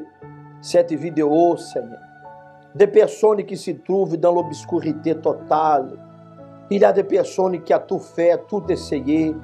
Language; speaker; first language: French; non-native, fluent; Portuguese